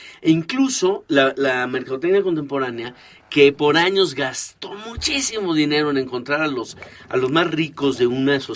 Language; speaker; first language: Spanish; native; Spanish